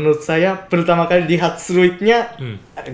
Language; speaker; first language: Indonesian; non-native, fluent; Japanese